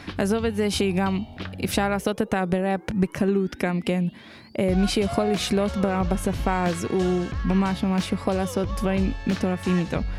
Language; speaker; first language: Hebrew; non-native, local second language; Arabic